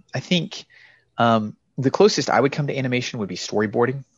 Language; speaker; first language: English; native; English